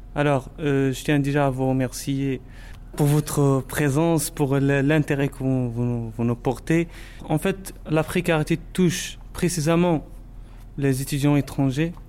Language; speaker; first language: French; non-native, local second language; Arabic